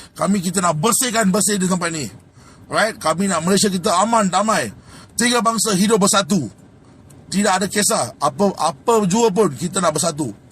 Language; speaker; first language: Malay; non-native, local second language; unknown